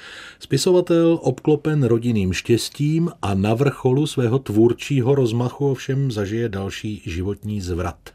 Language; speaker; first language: Czech; native; Czech